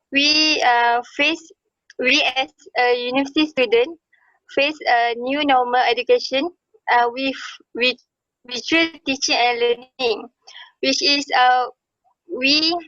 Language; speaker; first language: English; non-native, local second language; Malay